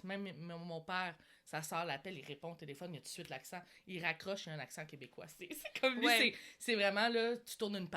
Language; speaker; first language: French; native; French